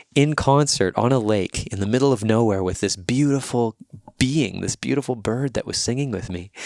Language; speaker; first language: English; native; English